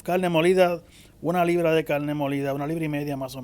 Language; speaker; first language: Spanish; native; Spanish